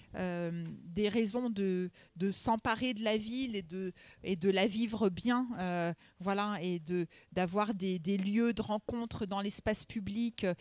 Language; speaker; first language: French; native; French